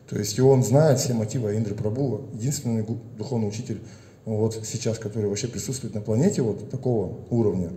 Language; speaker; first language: Russian; native; Russian